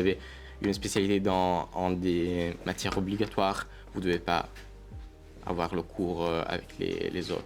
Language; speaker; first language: French; non-native, learner; Italian